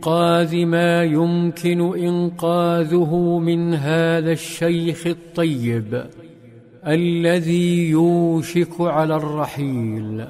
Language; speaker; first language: Arabic; native; Arabic